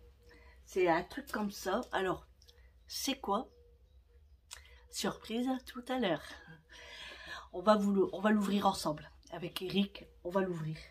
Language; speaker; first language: French; native; French